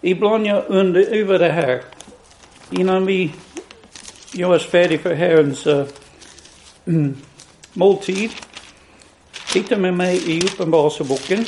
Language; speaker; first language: Swedish; non-native, fluent; English